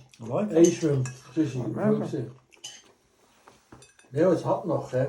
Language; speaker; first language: German; native; German